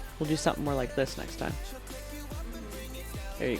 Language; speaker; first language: English; native; English